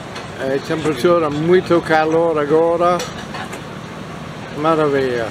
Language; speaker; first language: Portuguese; non-native, learner; English